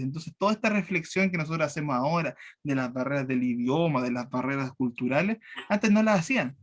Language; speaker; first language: Spanish; native; Spanish